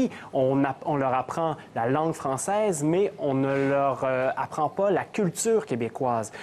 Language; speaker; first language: French; native; French